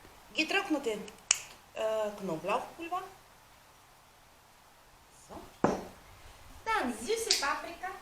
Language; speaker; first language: German; non-native, fluent; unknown